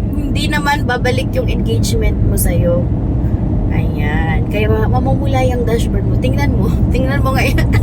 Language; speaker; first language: Filipino; non-native, local second language; Hiligaynon